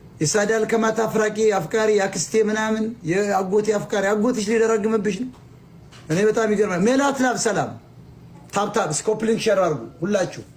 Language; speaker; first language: Amharic; native; Amharic